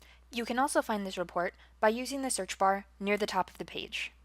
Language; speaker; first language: English; native; English